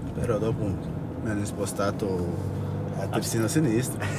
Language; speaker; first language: Italian; non-native, fluent; Portuguese